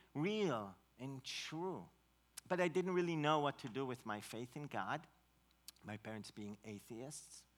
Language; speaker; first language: English; non-native, fluent; Hebrew